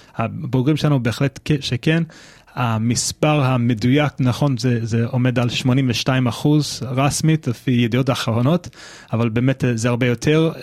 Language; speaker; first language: Hebrew; non-native, fluent; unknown